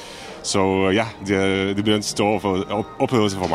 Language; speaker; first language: Danish; non-native, fluent; Czech